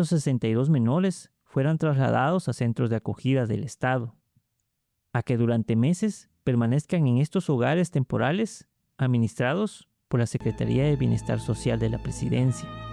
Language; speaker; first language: Spanish; native; Spanish